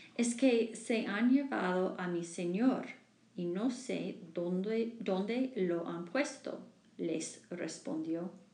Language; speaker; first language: Spanish; non-native, learner; English